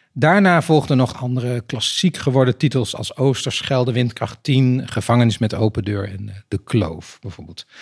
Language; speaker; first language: Dutch; native; Dutch